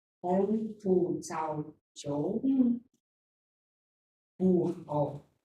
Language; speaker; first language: Chinese; non-native, learner; Portuguese